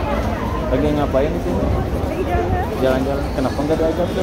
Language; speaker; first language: Indonesian; non-native, local second language; Sundanese